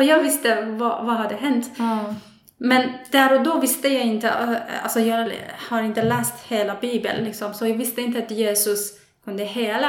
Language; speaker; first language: Swedish; non-native, fluent; Persian